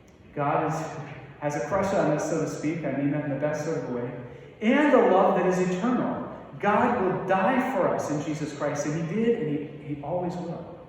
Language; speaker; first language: English; native; English